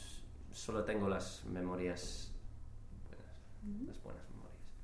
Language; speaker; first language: Spanish; non-native, fluent; English